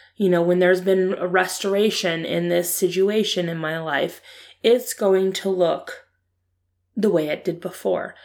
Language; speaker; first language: English; native; English